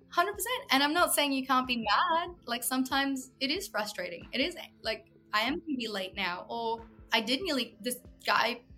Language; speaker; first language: English; native; English